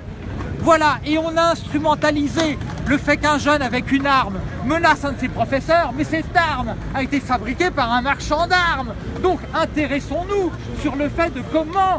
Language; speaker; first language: French; native; French